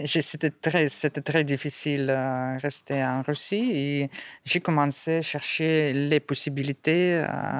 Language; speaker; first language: French; non-native, learner; Russian